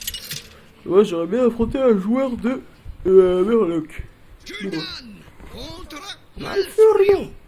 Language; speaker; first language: French; native; French